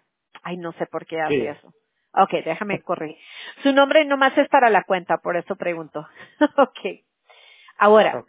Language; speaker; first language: Spanish; early bilingual, heritage; English